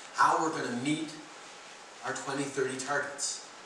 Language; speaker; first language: English; native; English